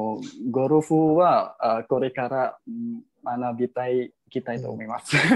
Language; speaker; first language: Japanese; non-native, fluent; Indonesian